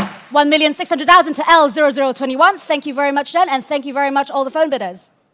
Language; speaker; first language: English; non-native, local second language; Cantonese